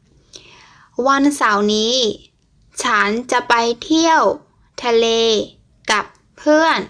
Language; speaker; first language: Thai; non-native, fluent; Burmese